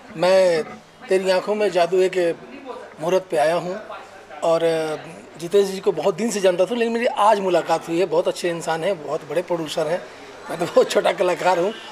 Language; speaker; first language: Hindi; non-native, local second language; Bhojpuri